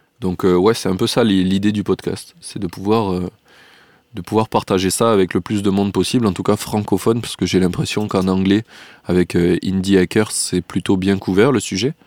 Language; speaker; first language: French; native; French